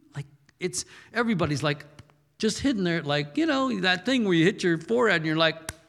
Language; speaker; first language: English; early bilingual, other home language; German